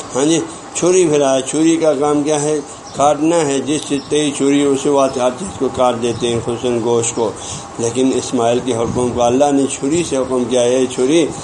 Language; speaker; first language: Urdu; non-native, local second language; Balti